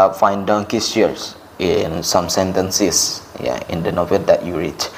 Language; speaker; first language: English; non-native, fluent; Indonesian